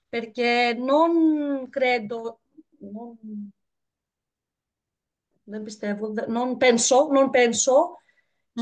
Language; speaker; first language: Italian; non-native, learner; Greek